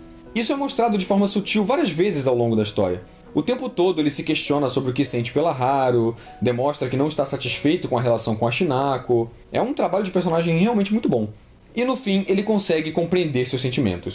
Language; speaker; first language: Portuguese; native; Portuguese